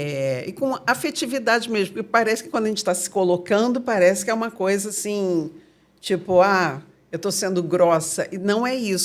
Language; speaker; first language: Portuguese; native; Portuguese